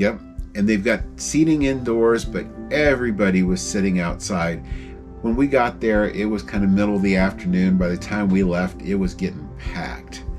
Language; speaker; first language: English; native; English